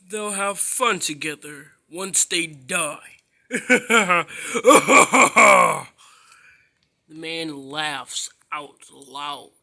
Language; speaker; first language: English; native; English